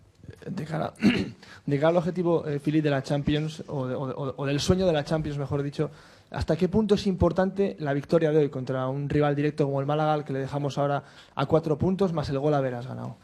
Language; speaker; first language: Spanish; native; Spanish